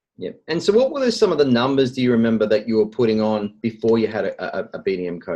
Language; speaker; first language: English; native; English